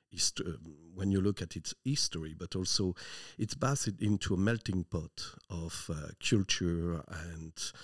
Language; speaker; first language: English; non-native, fluent; French